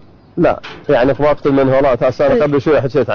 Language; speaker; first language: Arabic; native; Arabic